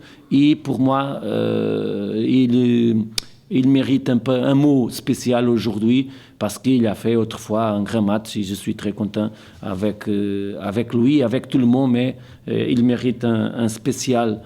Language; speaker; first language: French; non-native, fluent; Portuguese